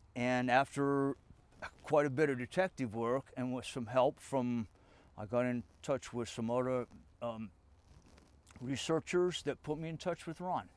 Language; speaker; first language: English; native; English